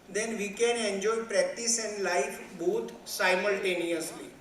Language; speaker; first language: English; non-native, local second language; Gujarati